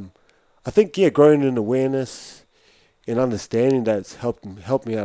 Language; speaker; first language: English; native; English